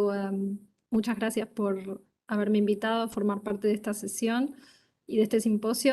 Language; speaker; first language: Spanish; native; Spanish